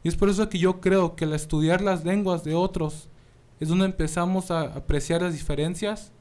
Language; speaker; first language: Spanish; early bilingual, heritage; Spanish